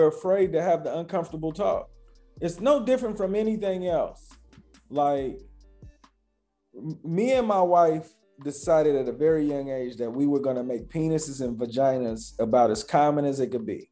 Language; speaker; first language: English; native; English